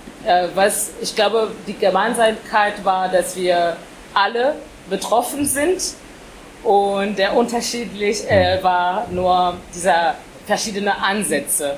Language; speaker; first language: German; non-native, fluent; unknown